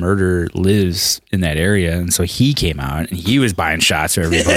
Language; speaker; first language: English; native; English